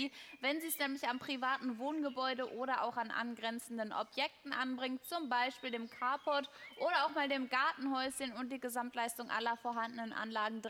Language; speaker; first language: German; native; German